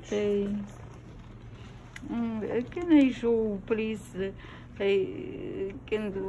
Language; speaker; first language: English; non-native, learner; Russian